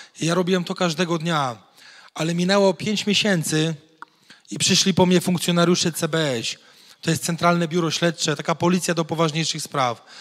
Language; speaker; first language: Polish; native; Polish